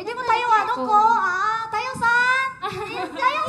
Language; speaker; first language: Japanese; non-native, learner; Indonesian